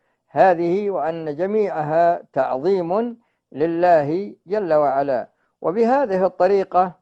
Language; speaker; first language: Arabic; native; Arabic